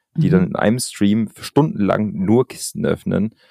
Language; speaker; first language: German; early bilingual, other home language; Albanian